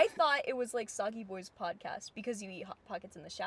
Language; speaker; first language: English; native; English